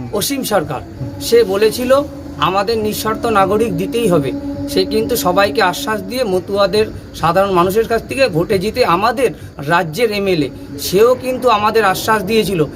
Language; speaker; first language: Bangla; native; Bangla